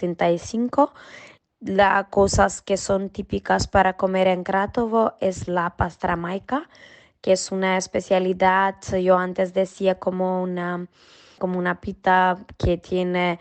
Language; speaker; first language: Spanish; non-native, fluent; Macedonian